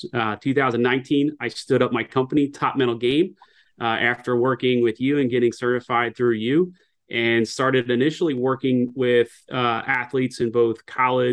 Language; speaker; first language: English; native; English